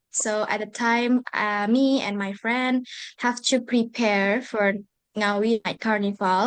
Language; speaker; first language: English; non-native, learner; Indonesian